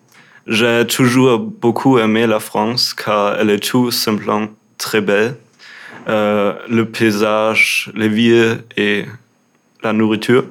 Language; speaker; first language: French; non-native, learner; German